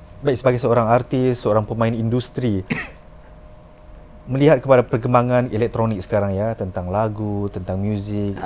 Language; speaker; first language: Malay; native; Malay